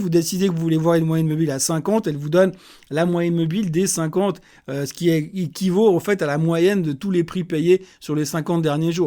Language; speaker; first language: French; native; French